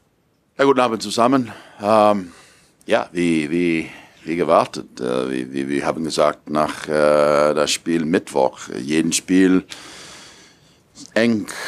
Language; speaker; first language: German; non-native, learner; English